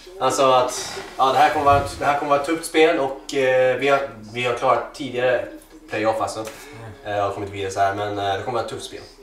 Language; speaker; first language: Swedish; native; Swedish